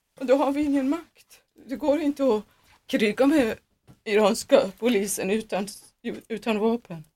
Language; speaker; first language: Swedish; non-native, fluent; Persian